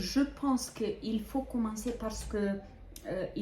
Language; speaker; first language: French; non-native, fluent; Ukrainian